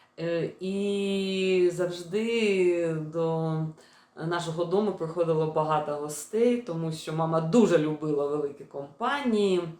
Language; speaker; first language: Ukrainian; non-native, local second language; Russian